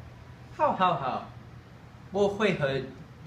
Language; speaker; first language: Chinese; non-native, learner; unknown